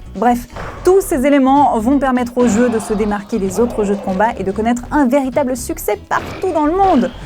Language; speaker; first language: French; native; French